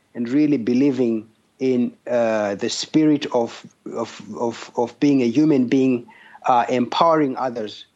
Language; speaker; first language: English; non-native, local second language; Shona